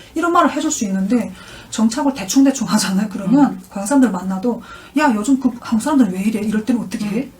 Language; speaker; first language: Korean; native; Korean